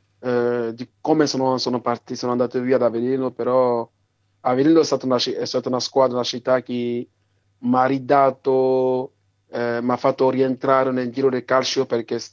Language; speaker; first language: Italian; non-native, learner; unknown